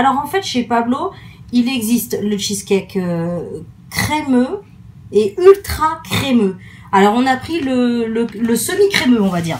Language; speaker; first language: French; native; French